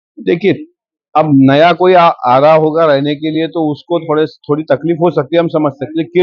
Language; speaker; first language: Hindi; non-native, local second language; Marathi